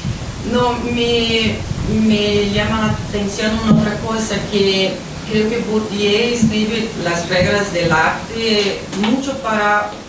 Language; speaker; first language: Spanish; non-native, fluent; Portuguese